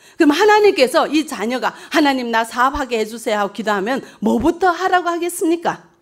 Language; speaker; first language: Korean; early bilingual, heritage; Korean